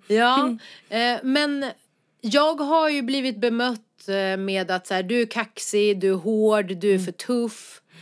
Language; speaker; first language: Swedish; early bilingual, other home language; Persian